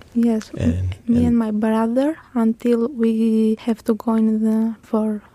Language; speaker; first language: English; non-native, learner; Greek